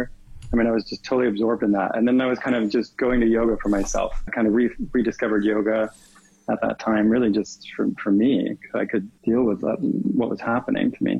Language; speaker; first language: English; native; English